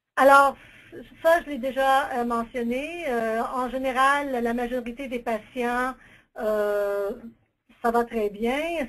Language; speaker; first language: French; native; French